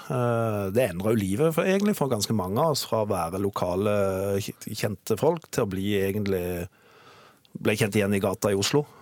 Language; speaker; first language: Norwegian; native; Norwegian